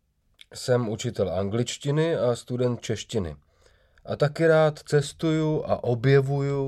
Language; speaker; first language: Czech; non-native, learner; English